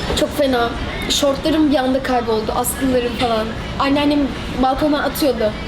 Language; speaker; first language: Turkish; native; Turkish